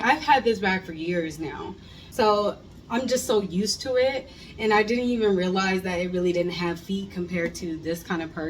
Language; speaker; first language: English; native; English